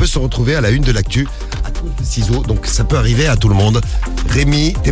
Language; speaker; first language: French; native; French